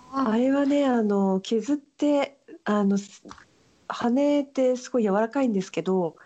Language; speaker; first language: Japanese; native; Japanese